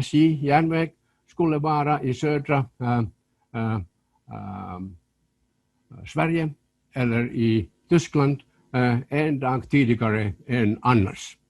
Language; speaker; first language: Swedish; non-native, local second language; Finnish